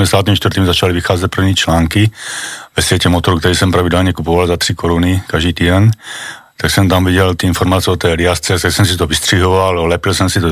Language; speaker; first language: Czech; native; Czech